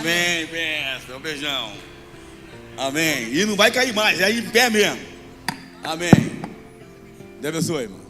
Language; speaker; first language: Portuguese; native; Portuguese